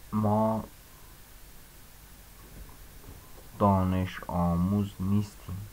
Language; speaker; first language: Persian; non-native, fluent; Azerbaijani